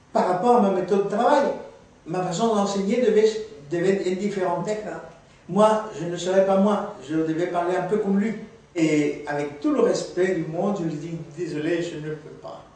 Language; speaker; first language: French; non-native, fluent; Spanish